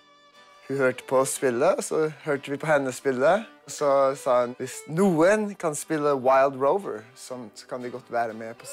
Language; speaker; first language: Norwegian; early bilingual, heritage; English